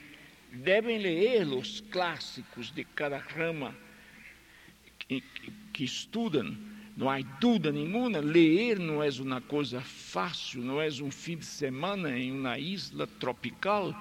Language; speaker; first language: Spanish; non-native, fluent; Portuguese